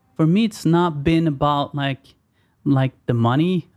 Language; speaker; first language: English; non-native, fluent; Swedish